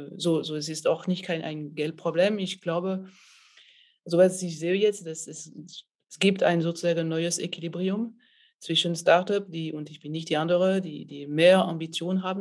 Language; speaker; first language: German; non-native, fluent; French